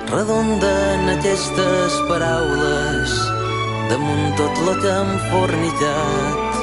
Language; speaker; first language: Estonian; non-native, learner; Catalan